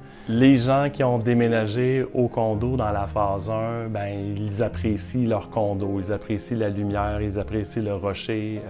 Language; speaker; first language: French; native; French